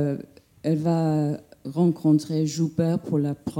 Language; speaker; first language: French; non-native, fluent; English